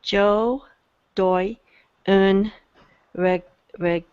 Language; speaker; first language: Spanish; non-native, learner; English